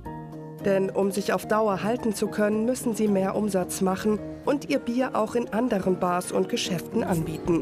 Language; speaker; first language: German; native; German